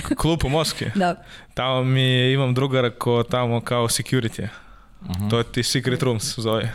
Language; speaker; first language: Serbian; non-native, learner; Russian